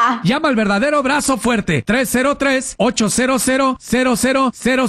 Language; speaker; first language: Spanish; native; Spanish